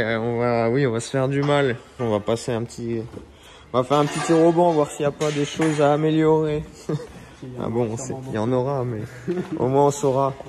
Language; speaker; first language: French; native; French